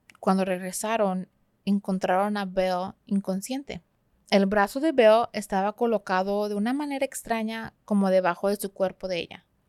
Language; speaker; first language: Spanish; early bilingual, heritage; Spanish